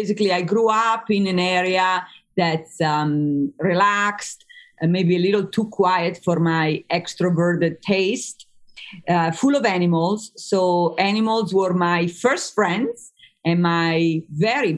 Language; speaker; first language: English; non-native, fluent; Italian